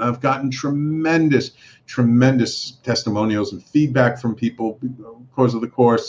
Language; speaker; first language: English; native; English